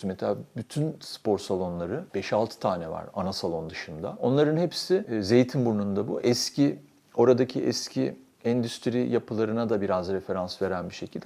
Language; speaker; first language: Turkish; native; Turkish